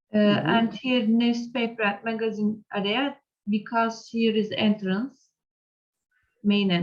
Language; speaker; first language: English; non-native, learner; Turkish